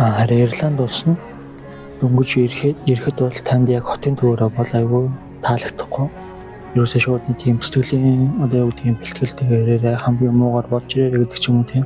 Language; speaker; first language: Mongolian; native; Mongolian